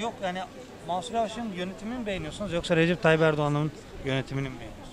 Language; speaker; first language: Turkish; native; Turkish